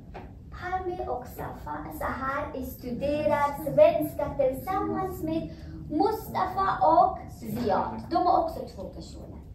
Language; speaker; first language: Swedish; non-native, fluent; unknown